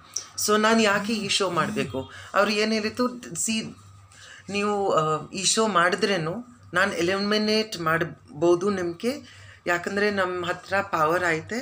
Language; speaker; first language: Kannada; non-native, learner; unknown